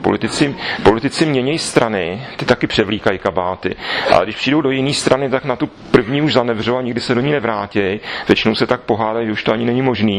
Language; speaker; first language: Czech; native; Czech